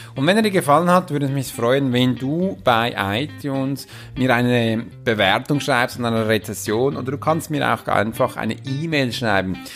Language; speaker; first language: German; native; German